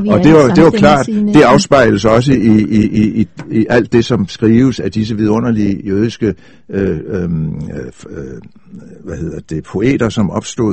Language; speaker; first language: Danish; native; Danish